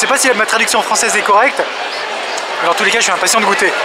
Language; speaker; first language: French; native; French